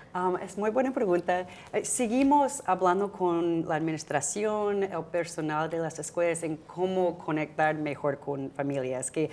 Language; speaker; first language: Spanish; non-native, fluent; English